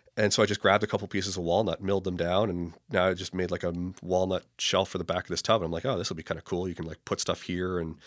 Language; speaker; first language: English; native; English